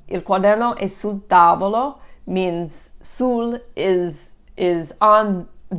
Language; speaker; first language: Italian; non-native, fluent; English